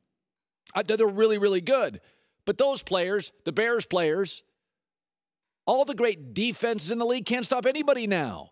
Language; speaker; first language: English; native; English